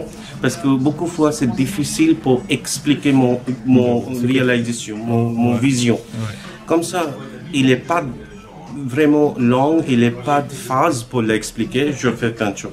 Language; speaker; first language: French; non-native, learner; Bangla